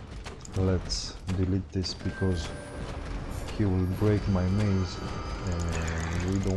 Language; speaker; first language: English; non-native, fluent; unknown